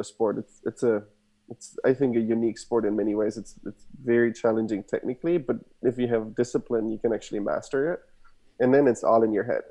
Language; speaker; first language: English; non-native, fluent; German